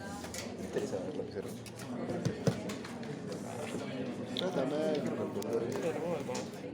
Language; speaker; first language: Spanish; native; Spanish